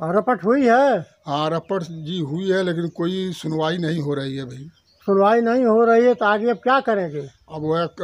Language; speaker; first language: Hindi; native; Hindi